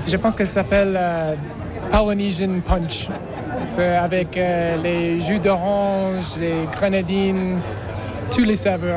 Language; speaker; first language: French; non-native, fluent; English